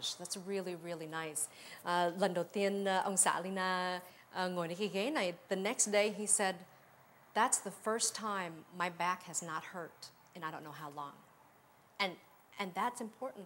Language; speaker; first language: English; early bilingual, other home language; Vietnamese